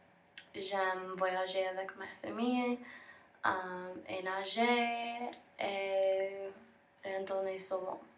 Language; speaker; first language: French; non-native, learner; English